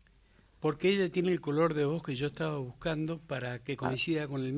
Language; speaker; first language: Spanish; native; Spanish